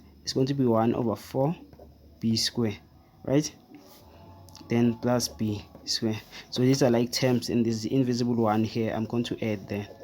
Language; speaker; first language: English; non-native, fluent; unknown